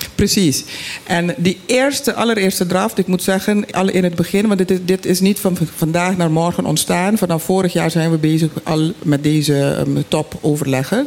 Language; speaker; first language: Dutch; non-native, local second language; Papiamento